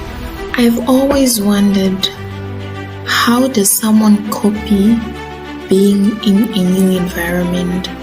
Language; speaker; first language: English; non-native, fluent; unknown